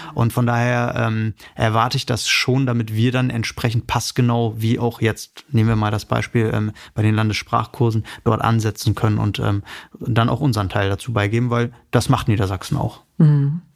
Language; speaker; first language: German; native; German